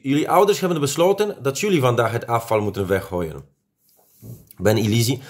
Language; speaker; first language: Dutch; non-native, fluent; Polish